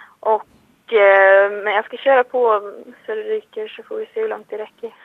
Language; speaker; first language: Swedish; native; Swedish